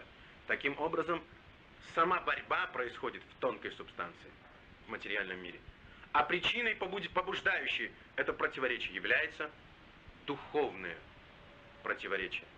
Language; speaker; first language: Russian; native; Russian